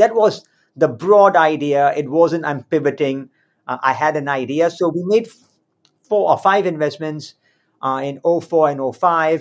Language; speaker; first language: English; native; English